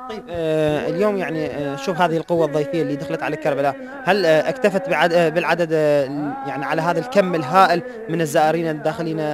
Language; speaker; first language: Arabic; native; Arabic